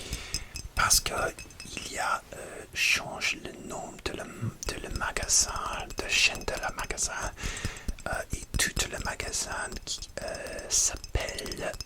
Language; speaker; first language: French; non-native, learner; English